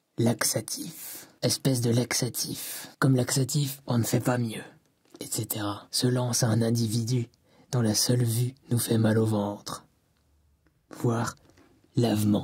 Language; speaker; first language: French; native; French